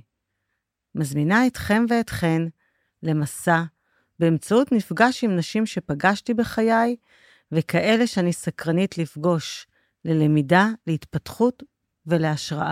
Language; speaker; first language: Hebrew; native; Hebrew